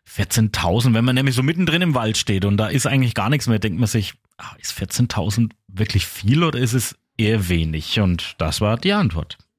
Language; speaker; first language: German; native; German